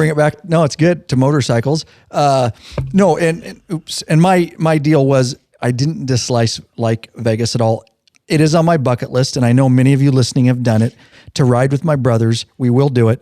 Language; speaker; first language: English; native; English